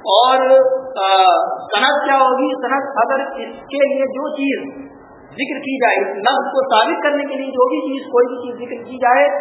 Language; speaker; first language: Urdu; native; Urdu